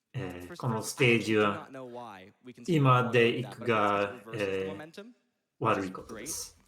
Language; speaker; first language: Japanese; non-native, learner; English